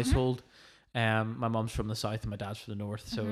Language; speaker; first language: English; native; English